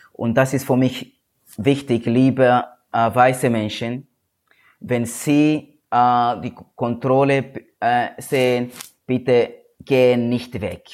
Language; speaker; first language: German; non-native, learner; Swahili